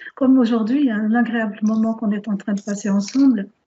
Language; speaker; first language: French; native; French